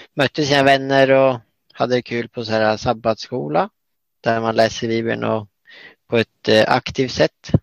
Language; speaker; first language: Swedish; native; Swedish